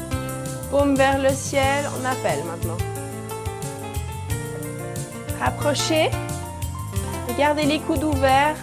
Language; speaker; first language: French; native; French